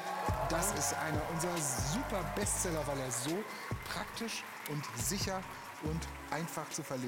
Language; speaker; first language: German; native; German